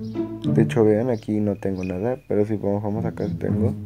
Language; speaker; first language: Spanish; native; Spanish